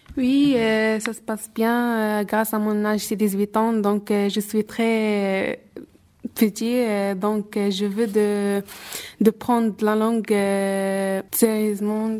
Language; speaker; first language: French; non-native, local second language; Arabic